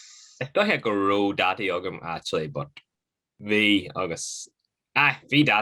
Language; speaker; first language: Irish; non-native, local second language; English